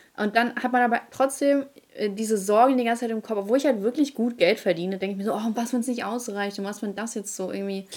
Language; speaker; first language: German; early bilingual, other home language; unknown